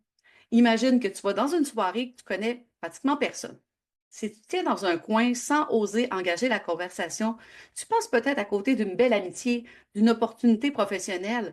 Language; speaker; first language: French; native; French